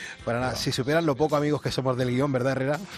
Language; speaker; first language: Spanish; native; Spanish